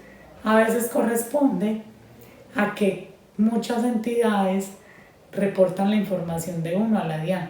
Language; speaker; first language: Spanish; native; Spanish